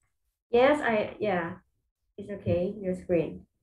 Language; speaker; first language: English; non-native, fluent; Thai